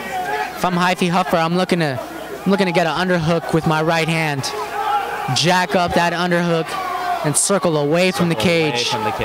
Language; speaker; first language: English; native; English